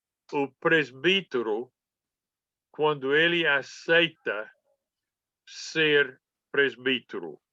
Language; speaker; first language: Portuguese; non-native, fluent; English